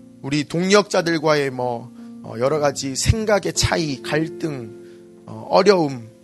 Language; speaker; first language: Korean; native; Korean